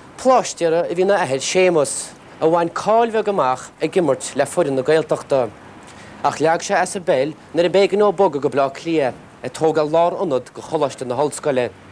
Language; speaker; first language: Irish; native; Irish